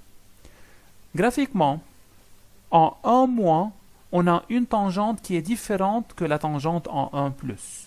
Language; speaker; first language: French; non-native, local second language; Arabic